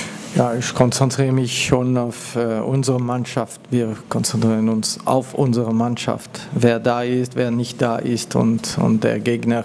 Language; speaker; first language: German; non-native, learner; French